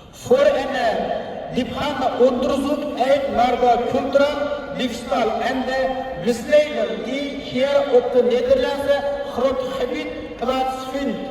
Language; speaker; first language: Dutch; non-native, learner; Uyghur